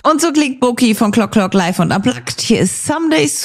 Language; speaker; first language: German; native; German